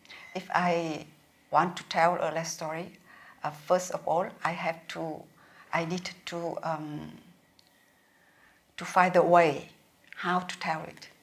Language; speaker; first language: English; non-native, learner; Vietnamese